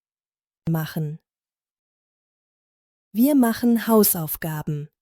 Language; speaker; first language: German; non-native, fluent; Croatian